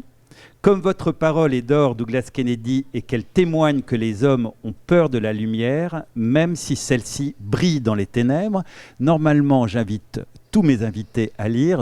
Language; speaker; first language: French; native; French